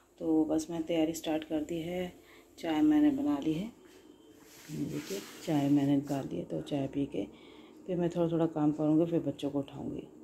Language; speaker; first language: Hindi; native; Hindi